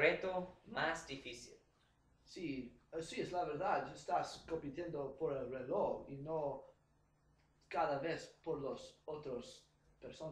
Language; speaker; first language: Spanish; non-native, learner; English